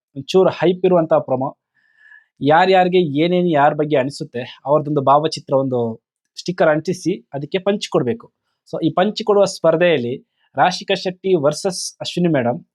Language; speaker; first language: Kannada; non-native, local second language; Tulu